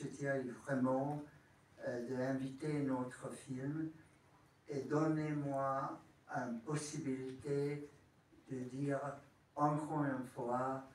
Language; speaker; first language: French; non-native, fluent; Hungarian